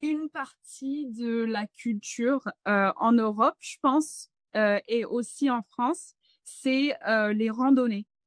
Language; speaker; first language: French; non-native, fluent; English